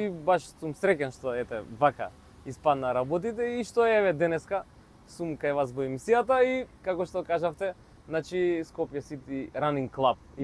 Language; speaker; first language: Macedonian; native; Macedonian